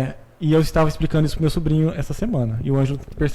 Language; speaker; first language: Portuguese; native; Portuguese